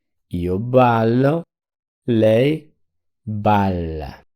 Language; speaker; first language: Italian; non-native, fluent; Spanish